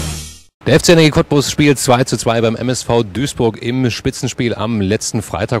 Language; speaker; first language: German; native; German